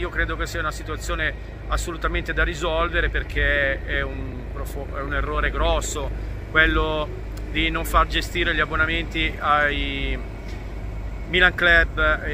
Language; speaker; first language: Italian; native; Italian